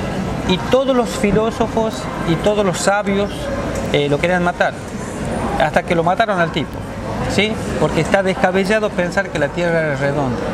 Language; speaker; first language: Spanish; native; Spanish